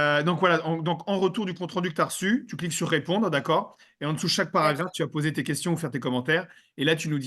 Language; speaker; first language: French; native; French